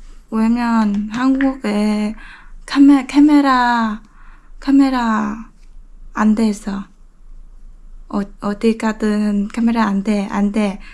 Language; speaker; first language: Korean; non-native, learner; Vietnamese